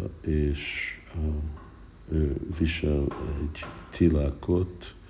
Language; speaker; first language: Hungarian; early bilingual, heritage; Hungarian